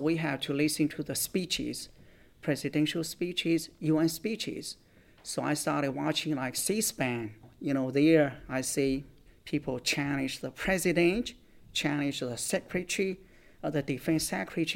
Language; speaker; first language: English; non-native, fluent; Chinese